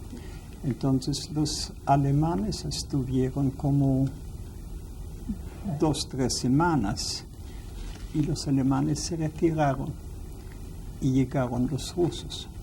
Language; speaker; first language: Spanish; non-native, fluent; Yiddish